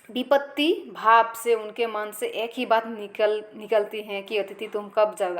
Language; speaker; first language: Hindi; non-native, local second language; Assamese